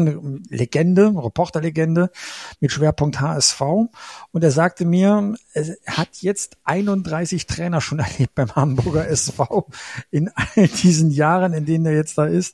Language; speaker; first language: German; native; German